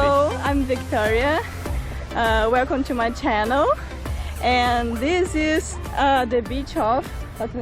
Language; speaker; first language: English; non-native, learner; Portuguese